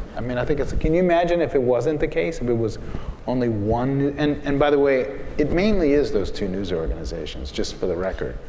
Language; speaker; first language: English; native; English